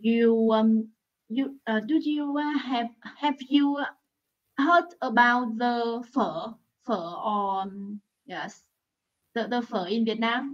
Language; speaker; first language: English; non-native, learner; Vietnamese